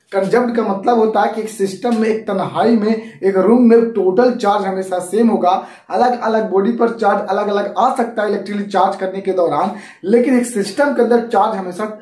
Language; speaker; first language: Hindi; native; Hindi